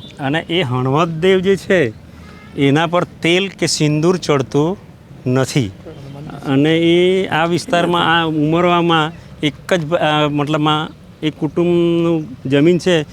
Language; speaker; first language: Gujarati; non-native, local second language; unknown